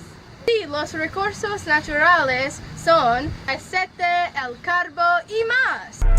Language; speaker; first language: Spanish; non-native, learner; English